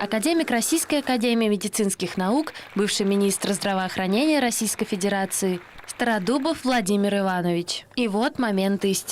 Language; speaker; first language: Russian; native; Russian